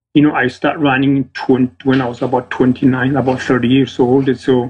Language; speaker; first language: English; non-native, fluent; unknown